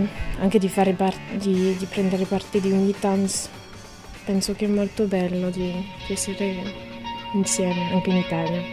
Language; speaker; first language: Italian; non-native, learner; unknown